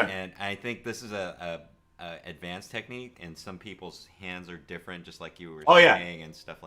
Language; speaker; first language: English; native; English